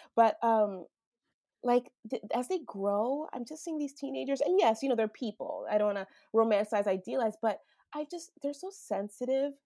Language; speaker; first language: English; native; English